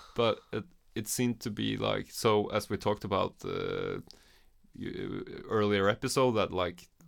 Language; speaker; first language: English; native; English